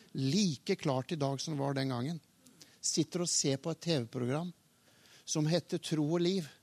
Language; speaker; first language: Norwegian; native; Norwegian